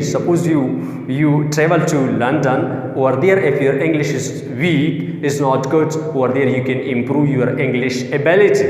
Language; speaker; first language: English; non-native, local second language; Urdu